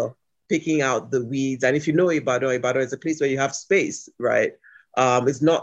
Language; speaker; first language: English; non-native, local second language; Yoruba